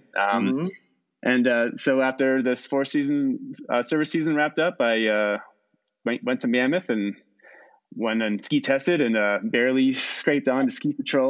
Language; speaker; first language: English; native; English